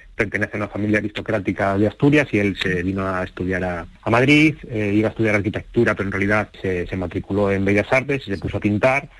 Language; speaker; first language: Spanish; native; Spanish